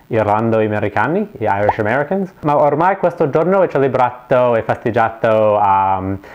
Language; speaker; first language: Italian; non-native, learner; English